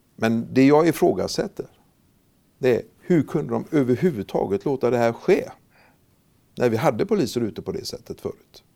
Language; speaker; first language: Swedish; native; Swedish